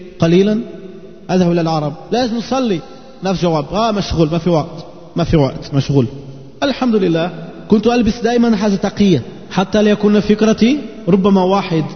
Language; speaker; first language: Arabic; non-native, fluent; Portuguese